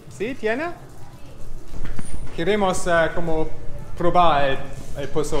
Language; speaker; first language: Spanish; non-native, learner; German